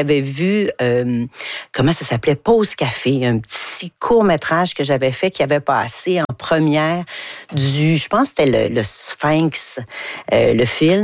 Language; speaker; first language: French; native; French